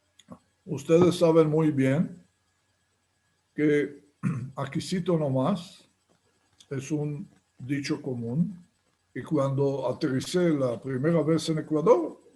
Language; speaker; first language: Spanish; non-native, fluent; Hebrew